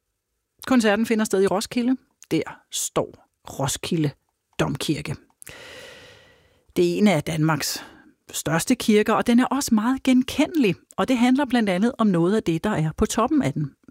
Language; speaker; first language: Danish; native; Danish